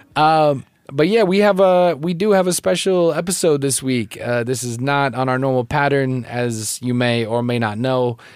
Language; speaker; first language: English; native; English